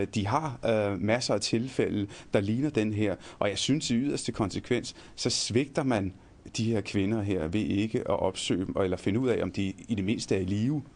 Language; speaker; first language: Danish; early bilingual, other home language; Punjabi